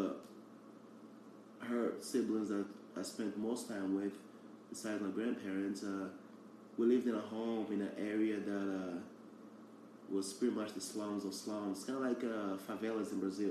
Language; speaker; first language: English; early bilingual, other home language; Portuguese